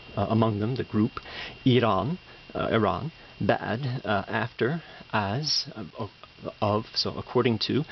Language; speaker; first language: English; native; English